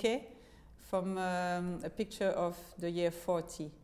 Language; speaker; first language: English; non-native, fluent; French